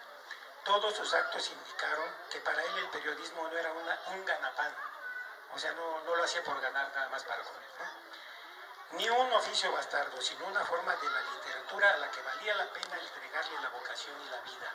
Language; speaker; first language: Spanish; native; Spanish